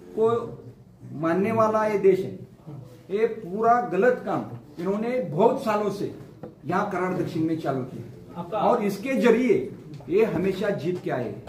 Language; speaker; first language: Hindi; non-native, local second language; Marathi